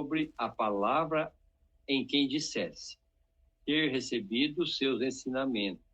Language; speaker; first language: Portuguese; native; Portuguese